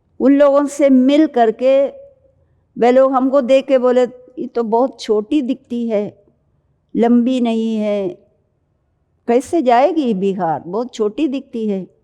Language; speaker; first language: Hindi; non-native, local second language; Malayalam